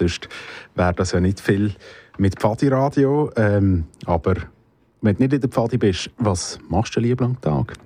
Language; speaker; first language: German; native; German